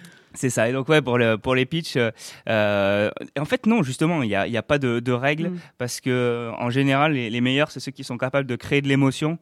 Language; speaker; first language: French; native; French